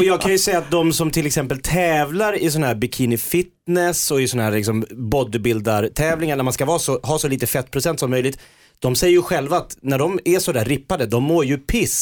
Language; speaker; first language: Swedish; native; Swedish